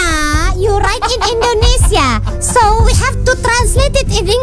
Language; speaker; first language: English; non-native, learner; Indonesian